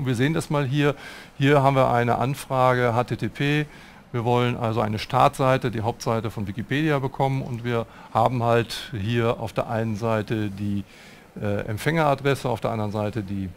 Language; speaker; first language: German; native; German